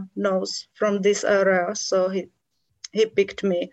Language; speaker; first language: English; non-native, fluent; Czech